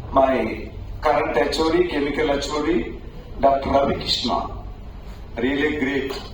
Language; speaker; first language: English; non-native, local second language; Tamil